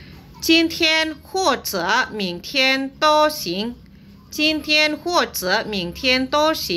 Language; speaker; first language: Chinese; non-native, fluent; Indonesian